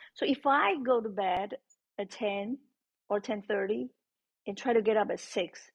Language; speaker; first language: English; non-native, fluent; Chinese